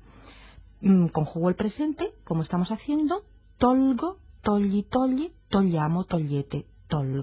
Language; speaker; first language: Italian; non-native, fluent; Spanish